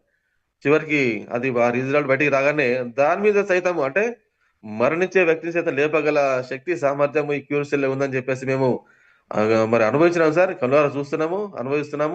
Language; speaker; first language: Telugu; native; Telugu